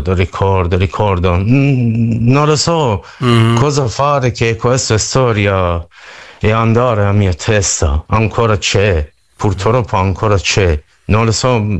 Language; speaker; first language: Italian; non-native, learner; Persian